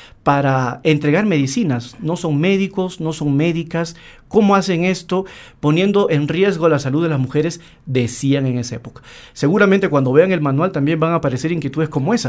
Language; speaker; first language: Spanish; native; Spanish